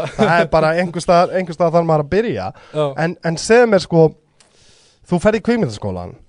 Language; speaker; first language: Icelandic; native; Icelandic